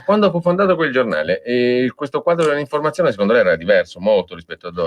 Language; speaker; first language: Italian; native; Italian